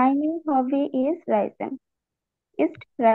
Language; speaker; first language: German; non-native, learner; Bangla